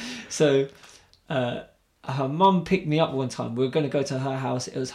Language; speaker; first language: English; native; English